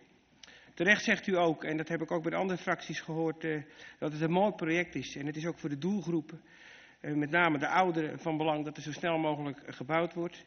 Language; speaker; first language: Dutch; native; Dutch